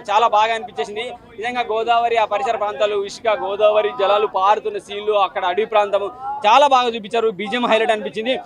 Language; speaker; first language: Telugu; native; Telugu